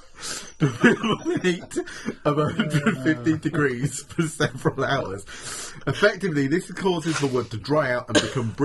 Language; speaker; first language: English; native; English